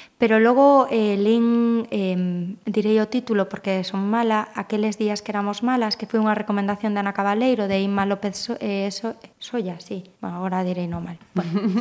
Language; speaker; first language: Galician; native; Galician